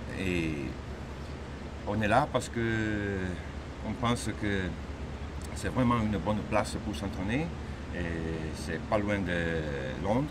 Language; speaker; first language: French; non-native, fluent; Italian